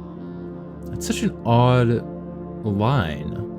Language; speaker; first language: English; native; English